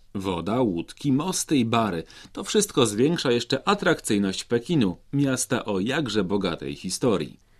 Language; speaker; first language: Polish; native; Polish